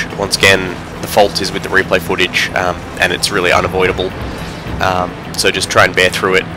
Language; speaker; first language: English; native; English